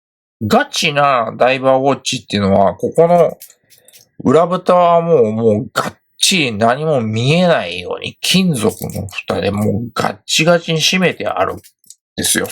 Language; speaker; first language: Japanese; native; Japanese